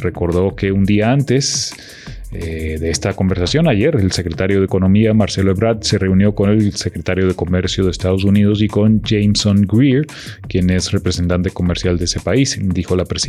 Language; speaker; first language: Spanish; native; Spanish